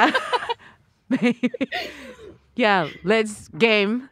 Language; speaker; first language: English; non-native, learner; Japanese